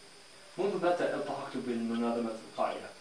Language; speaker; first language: Arabic; non-native, learner; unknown